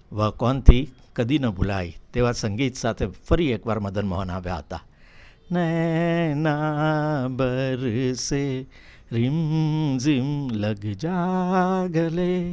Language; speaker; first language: Gujarati; native; Gujarati